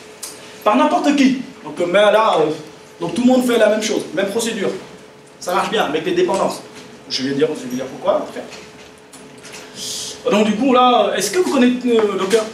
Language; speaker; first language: French; native; French